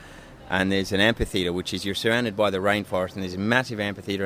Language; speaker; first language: English; native; English